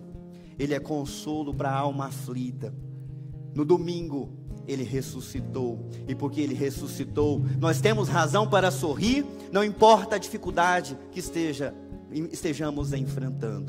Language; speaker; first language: Portuguese; native; Portuguese